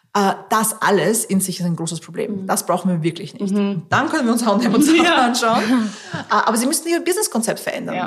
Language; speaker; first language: German; early bilingual, other home language; Russian